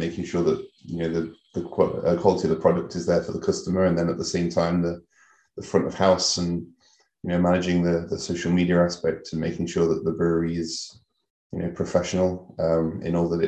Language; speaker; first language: English; native; English